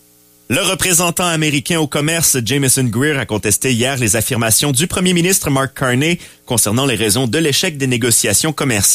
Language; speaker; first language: French; native; French